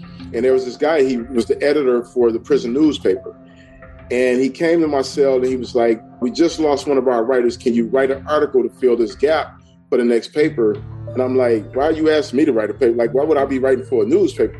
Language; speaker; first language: English; native; English